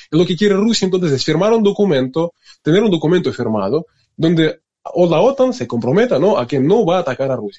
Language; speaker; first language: Spanish; non-native, fluent; Russian